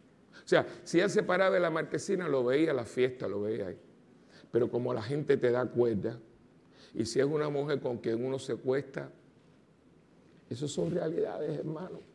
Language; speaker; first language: Spanish; native; Spanish